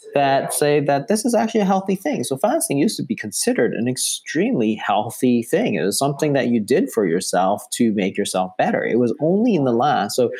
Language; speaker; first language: English; native; English